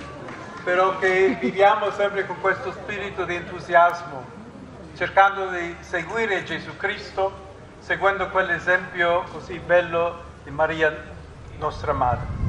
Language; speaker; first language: Italian; non-native, fluent; English